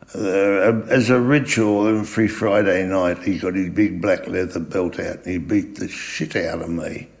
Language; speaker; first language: English; early bilingual, other home language; German